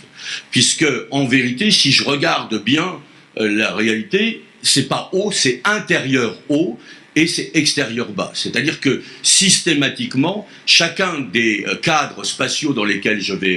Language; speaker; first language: French; native; French